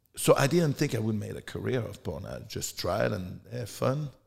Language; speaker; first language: English; non-native, fluent; French